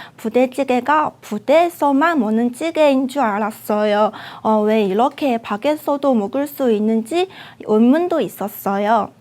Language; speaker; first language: Korean; non-native, fluent; Chinese